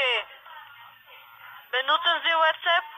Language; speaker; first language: German; non-native, learner; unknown